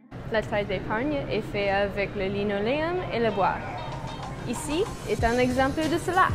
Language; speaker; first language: French; non-native, learner; English